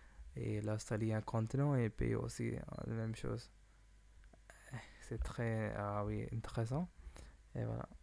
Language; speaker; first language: French; non-native, learner; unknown